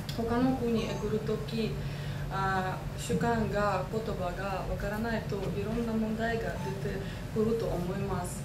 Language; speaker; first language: Japanese; non-native, learner; Lithuanian